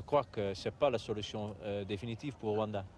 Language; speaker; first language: French; non-native, learner; Dutch